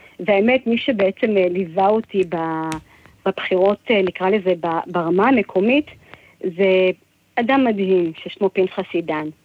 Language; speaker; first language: Hebrew; early bilingual, other home language; Amharic